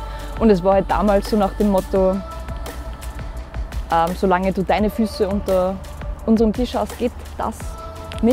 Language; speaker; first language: German; native; German